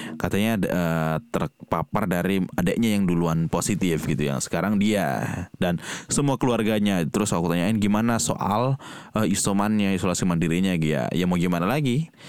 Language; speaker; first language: Indonesian; non-native, local second language; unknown